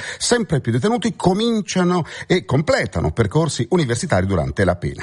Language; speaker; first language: Italian; native; Italian